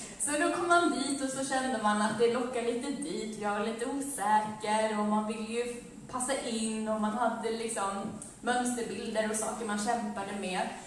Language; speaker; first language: Swedish; early bilingual, other home language; Amharic